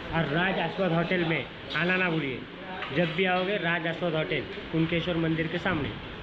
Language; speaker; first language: Hindi; non-native, local second language; Marathi